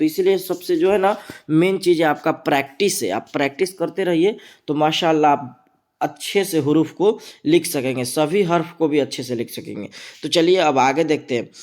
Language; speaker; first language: Hindi; native; Hindi